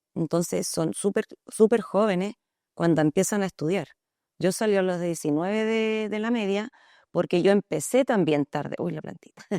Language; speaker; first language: Spanish; early bilingual, other home language; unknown